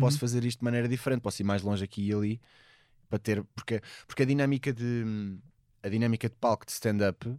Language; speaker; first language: Portuguese; native; Portuguese